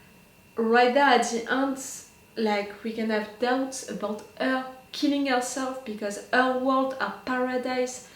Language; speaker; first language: English; non-native, fluent; French